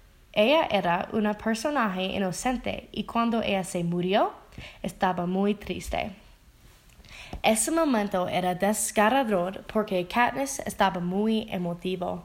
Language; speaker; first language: Spanish; non-native, learner; English